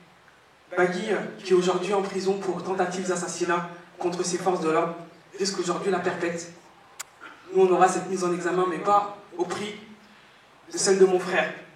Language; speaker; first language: French; native; French